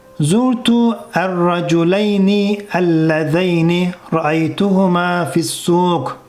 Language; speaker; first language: Arabic; non-native, fluent; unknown